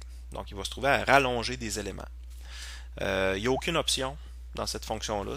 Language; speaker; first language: French; native; French